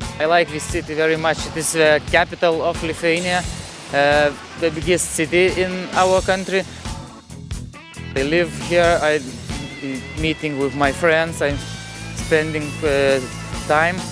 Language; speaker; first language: English; non-native, learner; Lithuanian